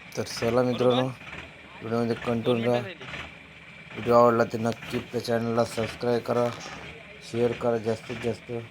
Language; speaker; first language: Marathi; native; Marathi